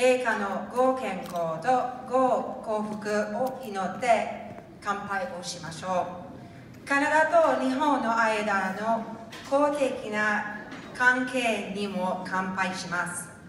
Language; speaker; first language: Japanese; non-native, learner; English